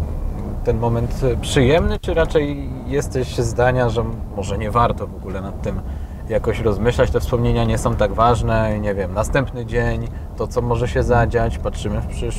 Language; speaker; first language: Polish; native; Polish